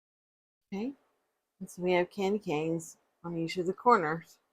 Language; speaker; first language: English; native; English